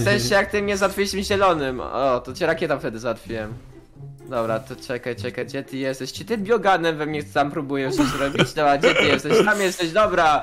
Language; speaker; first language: Polish; native; Polish